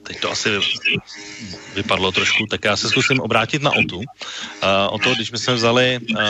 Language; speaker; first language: Czech; native; Czech